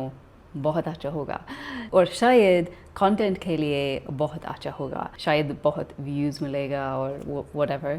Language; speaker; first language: Hindi; non-native, learner; English